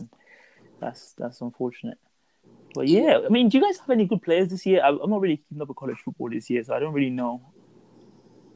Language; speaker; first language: English; non-native, local second language; Yoruba